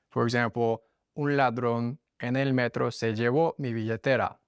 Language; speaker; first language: Spanish; non-native, fluent; English